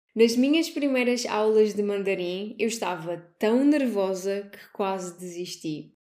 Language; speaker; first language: Portuguese; native; Portuguese